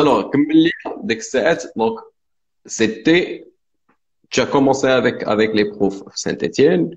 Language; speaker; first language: French; non-native, local second language; Arabic